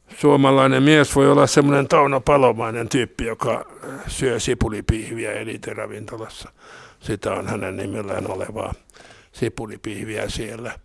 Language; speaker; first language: Finnish; non-native, local second language; Swedish